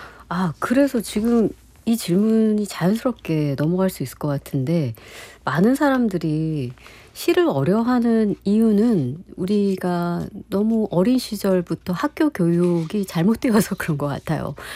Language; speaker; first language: Korean; native; Korean